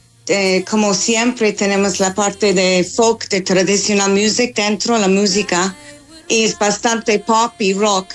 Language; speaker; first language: Spanish; non-native, fluent; English